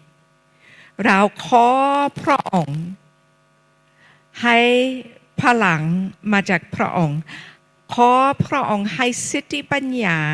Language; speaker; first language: Thai; non-native, fluent; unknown